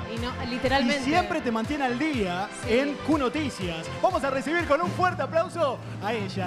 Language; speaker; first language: Spanish; native; Spanish